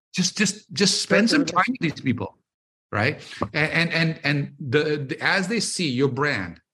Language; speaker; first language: English; non-native, local second language; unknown